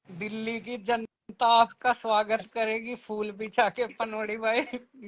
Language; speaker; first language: Hindi; native; Hindi